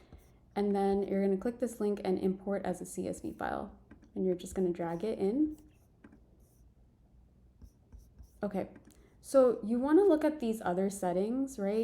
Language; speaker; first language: English; native; English